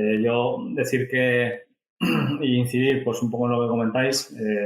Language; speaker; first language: Spanish; native; Spanish